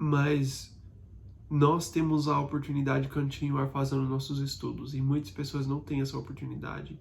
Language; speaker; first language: Portuguese; non-native, fluent; English